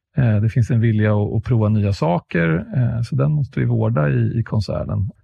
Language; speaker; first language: Swedish; native; Swedish